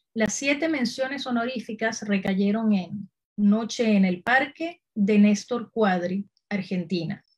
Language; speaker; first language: Spanish; native; Spanish